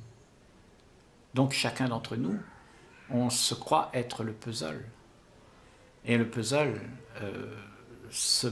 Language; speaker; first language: French; native; French